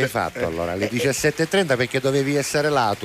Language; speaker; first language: Italian; native; Italian